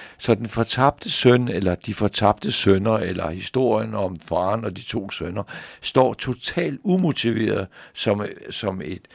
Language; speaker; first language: Danish; native; Danish